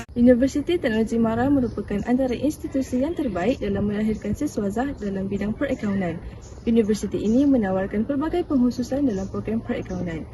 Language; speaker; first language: Malay; native; Malay